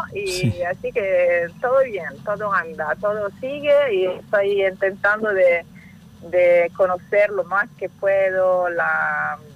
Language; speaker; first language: Spanish; non-native, learner; Italian